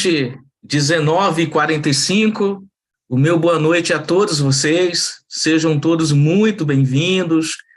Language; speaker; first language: Portuguese; native; Portuguese